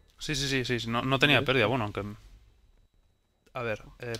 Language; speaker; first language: Spanish; native; Spanish